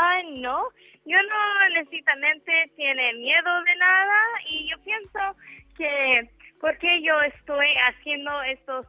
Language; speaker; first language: Spanish; non-native, learner; English